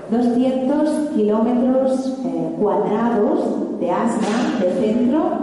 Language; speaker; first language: Spanish; non-native, fluent; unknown